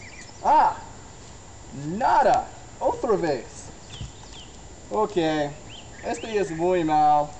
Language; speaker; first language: Spanish; non-native, learner; English